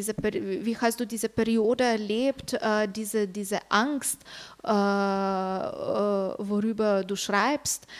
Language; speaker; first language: German; non-native, fluent; Slovenian